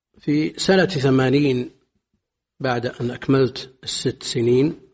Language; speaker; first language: Arabic; native; Arabic